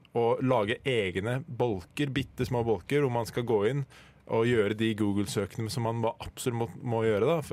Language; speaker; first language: Norwegian; native; Norwegian